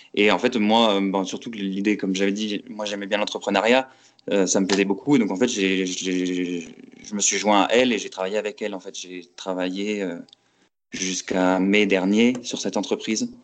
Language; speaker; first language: French; native; French